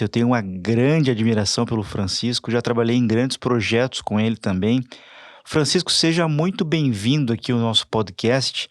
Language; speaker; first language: Portuguese; native; Portuguese